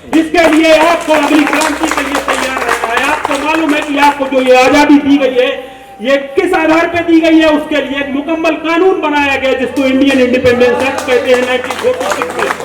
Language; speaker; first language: Hindi; native; Hindi